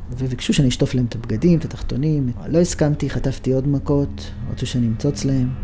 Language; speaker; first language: Hebrew; native; Hebrew